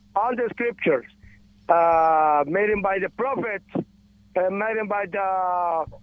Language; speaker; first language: English; non-native, learner; Spanish